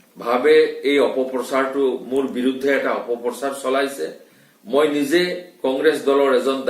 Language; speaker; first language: Assamese; non-native, local second language; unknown